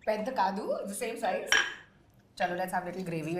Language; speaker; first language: Telugu; non-native, learner; Hindi